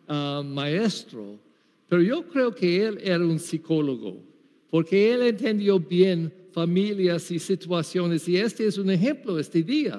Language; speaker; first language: Spanish; non-native, learner; English